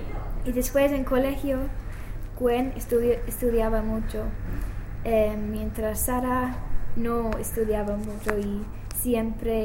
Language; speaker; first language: Spanish; non-native, learner; English